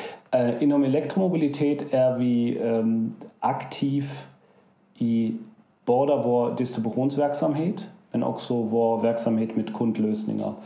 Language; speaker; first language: Swedish; non-native, fluent; German